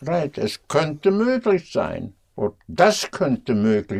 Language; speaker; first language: German; non-native, fluent; English